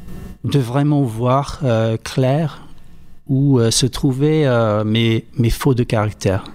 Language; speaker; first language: French; non-native, fluent; English